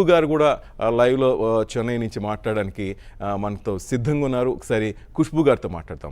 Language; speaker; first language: Telugu; native; Telugu